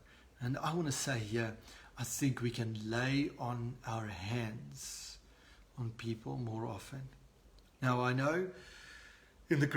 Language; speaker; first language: English; non-native, local second language; Afrikaans